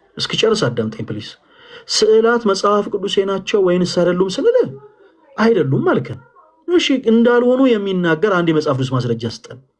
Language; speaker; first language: Amharic; native; Amharic